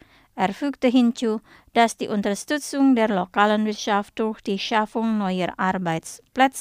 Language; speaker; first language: German; non-native, fluent; Indonesian